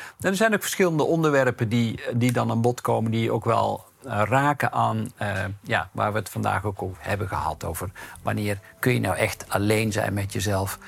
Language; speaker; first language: Dutch; native; Dutch